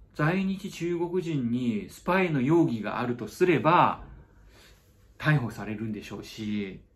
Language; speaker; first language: Japanese; non-native, fluent; Chinese